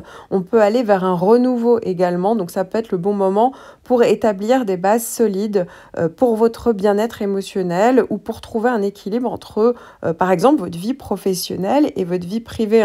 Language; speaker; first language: French; native; French